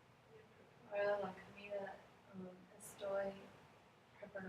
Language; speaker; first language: Spanish; non-native, learner; English